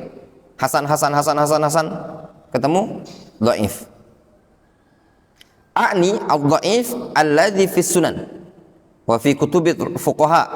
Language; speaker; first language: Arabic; non-native, fluent; Indonesian